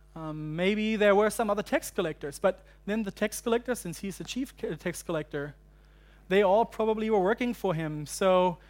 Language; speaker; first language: English; non-native, fluent; German